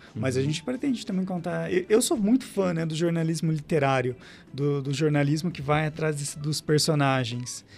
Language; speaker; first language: Portuguese; native; Portuguese